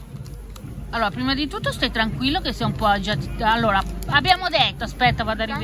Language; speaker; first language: Italian; native; Italian